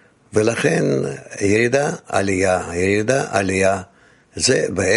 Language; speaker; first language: Hebrew; non-native, fluent; Russian